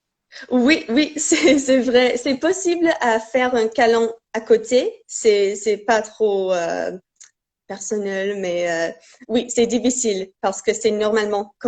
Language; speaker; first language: French; non-native, fluent; English